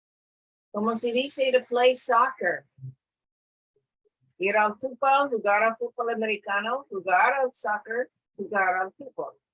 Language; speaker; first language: Spanish; non-native, fluent; English